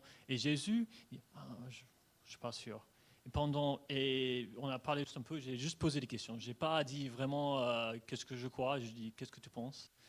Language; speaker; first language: French; non-native, fluent; English